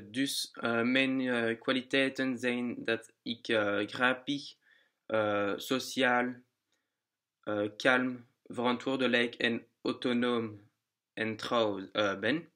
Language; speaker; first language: German; non-native, learner; Dutch